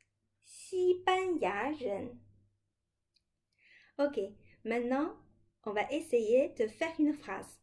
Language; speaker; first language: French; non-native, fluent; Chinese